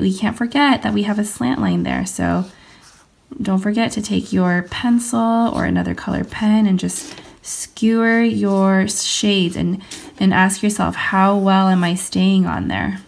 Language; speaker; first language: English; native; English